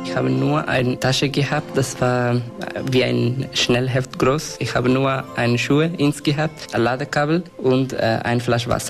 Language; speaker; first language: German; non-native, learner; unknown